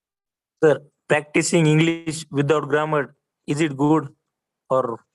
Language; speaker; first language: English; non-native, learner; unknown